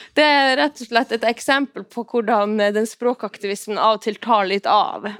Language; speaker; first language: Norwegian; non-native, local second language; Northern Sami